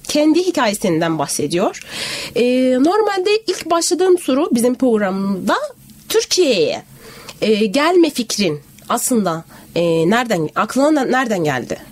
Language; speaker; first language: Turkish; non-native, fluent; Arabic